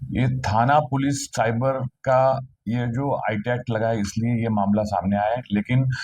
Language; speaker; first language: Hindi; non-native, local second language; Marathi